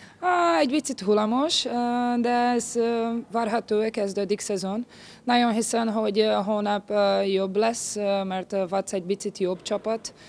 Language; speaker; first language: Hungarian; non-native, learner; Portuguese